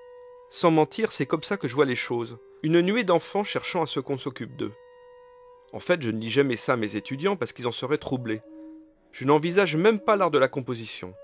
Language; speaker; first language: French; native; French